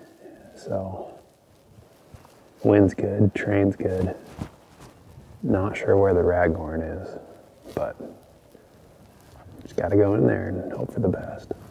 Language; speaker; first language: English; native; English